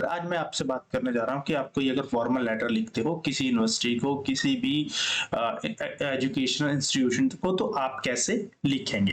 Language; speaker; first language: Hindi; native; Hindi